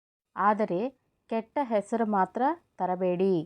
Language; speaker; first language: Kannada; non-native, fluent; Telugu